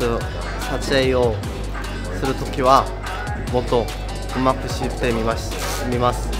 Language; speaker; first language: Japanese; non-native, fluent; Korean